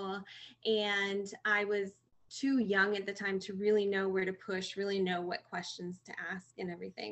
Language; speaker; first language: English; native; English